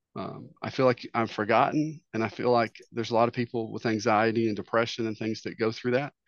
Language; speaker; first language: English; native; English